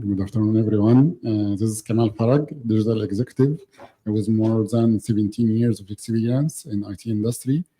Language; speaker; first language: English; non-native, fluent; Arabic